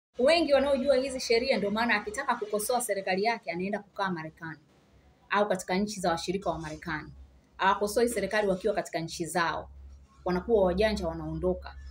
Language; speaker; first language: Swahili; native; Swahili